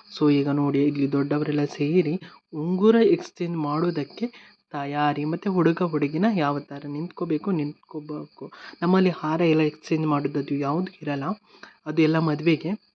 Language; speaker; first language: Kannada; non-native, local second language; Tulu